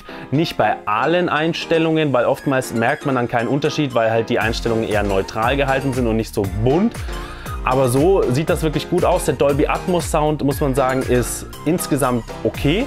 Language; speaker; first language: German; native; German